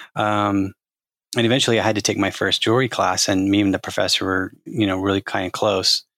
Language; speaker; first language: English; native; English